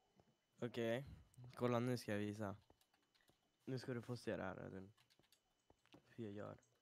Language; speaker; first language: Swedish; native; Swedish